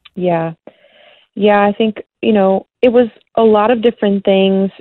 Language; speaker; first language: English; native; English